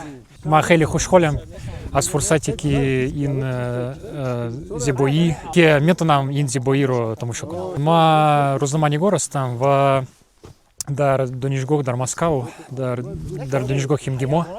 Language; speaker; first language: Tajik; non-native, fluent; Russian